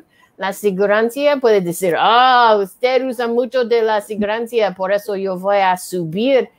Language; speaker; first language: Spanish; non-native, learner; English